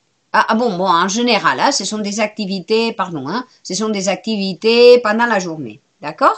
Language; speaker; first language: French; non-native, fluent; Spanish